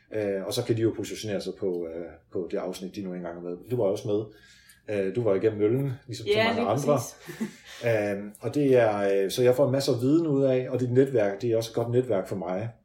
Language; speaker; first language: Danish; early bilingual, other home language; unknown